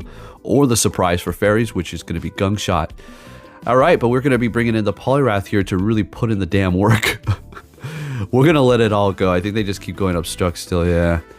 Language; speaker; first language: English; native; English